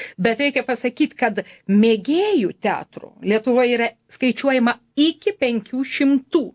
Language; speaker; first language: Lithuanian; native; Lithuanian